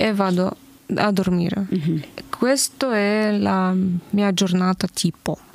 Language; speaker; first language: Italian; non-native, learner; Russian